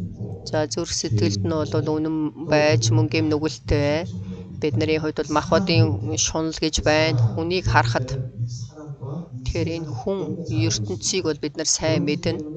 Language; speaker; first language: Mongolian; early bilingual, other home language; Korean